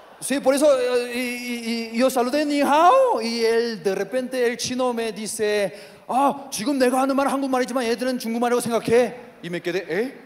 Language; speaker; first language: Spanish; non-native, learner; Korean